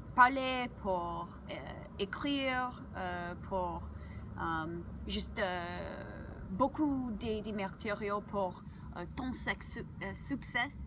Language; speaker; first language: French; non-native, learner; English